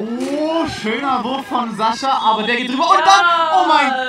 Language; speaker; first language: German; native; German